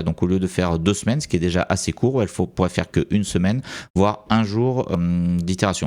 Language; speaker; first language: French; native; French